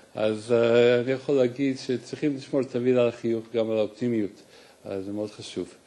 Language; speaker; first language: Hebrew; non-native, fluent; English